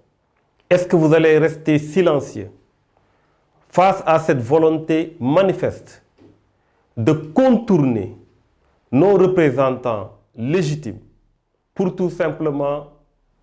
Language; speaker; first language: French; non-native, local second language; Wolof